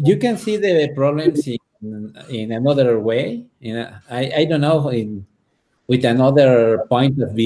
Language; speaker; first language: English; non-native, learner; Spanish